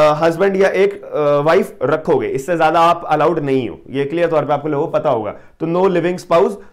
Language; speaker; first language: Hindi; native; Hindi